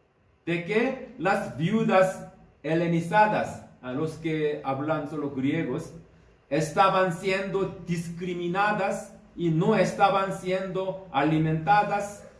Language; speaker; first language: Spanish; non-native, fluent; Korean